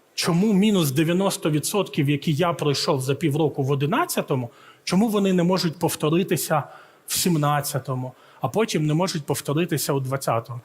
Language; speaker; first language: Ukrainian; early bilingual, heritage; Ukrainian